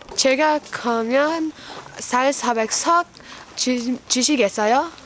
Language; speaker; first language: Korean; non-native, learner; English